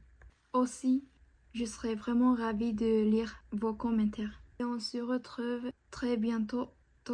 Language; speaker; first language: French; non-native, fluent; Japanese